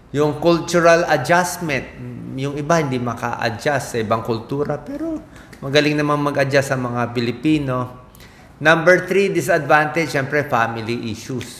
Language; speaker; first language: Filipino; native; Filipino